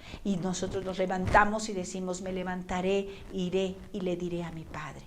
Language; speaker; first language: Spanish; native; Spanish